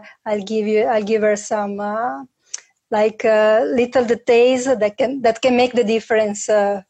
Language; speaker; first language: English; non-native, fluent; Italian